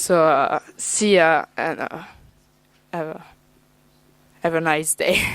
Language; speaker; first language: English; non-native, learner; French